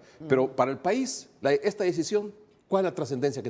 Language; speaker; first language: Spanish; native; Spanish